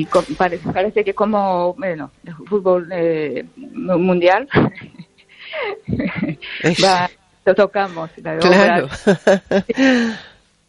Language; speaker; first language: Spanish; non-native, learner; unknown